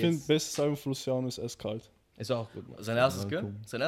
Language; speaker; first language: German; native; German